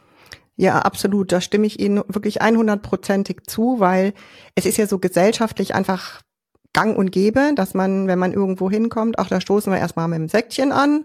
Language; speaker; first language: German; native; German